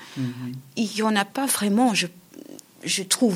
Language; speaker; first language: French; native; French